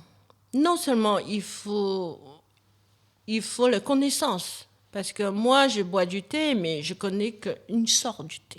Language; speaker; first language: French; non-native, fluent; Chinese